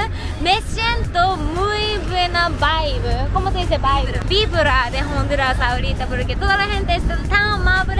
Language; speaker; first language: Spanish; non-native, learner; Japanese